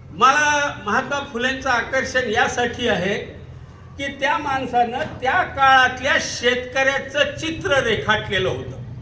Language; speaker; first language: Marathi; non-native, local second language; Urdu